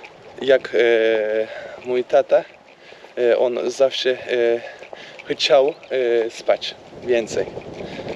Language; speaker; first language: Polish; non-native, learner; Turkish